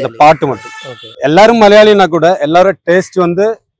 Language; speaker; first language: Tamil; non-native, learner; Malayalam